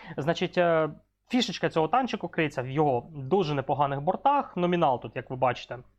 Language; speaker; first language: Ukrainian; non-native, local second language; Russian